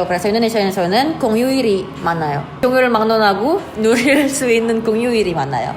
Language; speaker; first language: Korean; non-native, fluent; Indonesian